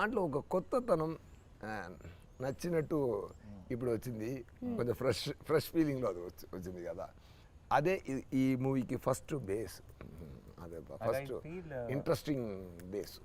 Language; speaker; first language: Telugu; non-native, fluent; Tamil